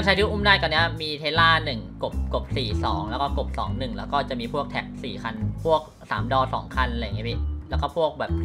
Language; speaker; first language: Thai; native; Thai